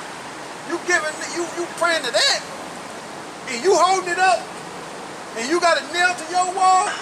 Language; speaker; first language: English; native; English